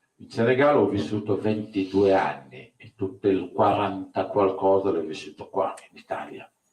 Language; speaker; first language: Italian; non-native, fluent; Wolof